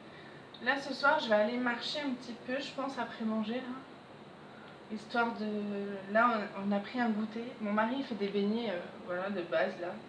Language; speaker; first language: French; native; French